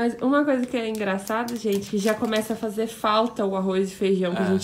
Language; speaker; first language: Portuguese; native; Portuguese